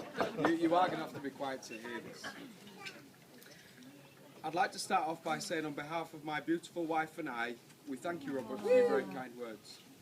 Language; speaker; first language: English; native; English